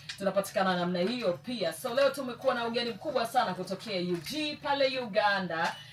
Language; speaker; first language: Swahili; native; Swahili